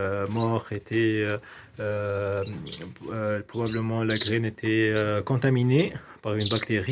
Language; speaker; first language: French; non-native, local second language; Arabic